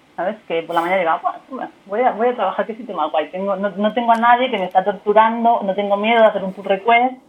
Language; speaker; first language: Spanish; native; Spanish